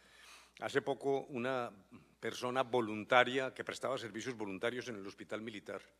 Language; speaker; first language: Spanish; native; Spanish